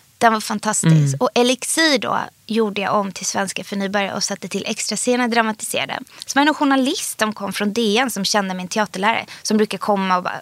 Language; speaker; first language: Swedish; early bilingual, other home language; Persian